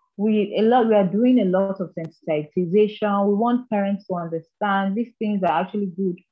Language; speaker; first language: English; non-native, local second language; Igbo